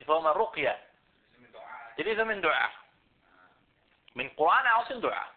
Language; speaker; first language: Danish; early bilingual, other home language; Arabic